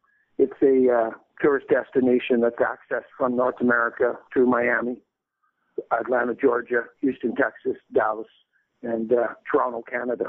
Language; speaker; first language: English; native; English